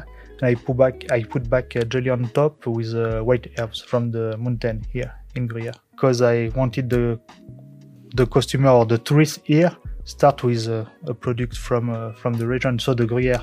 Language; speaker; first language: English; non-native, learner; French